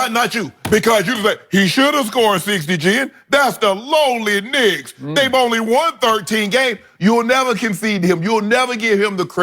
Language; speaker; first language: English; native; English